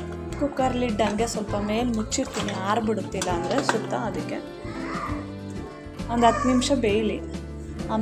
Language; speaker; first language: Kannada; native; Kannada